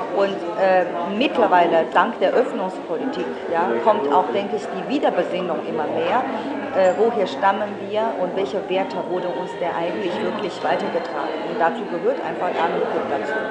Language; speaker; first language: German; non-native, fluent; Chinese